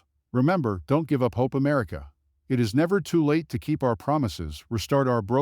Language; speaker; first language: English; native; English